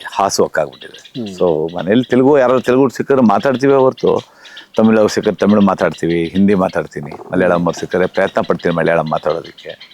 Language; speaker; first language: Kannada; native; Kannada